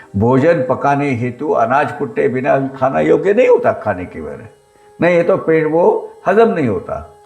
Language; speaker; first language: Hindi; non-native, local second language; Marathi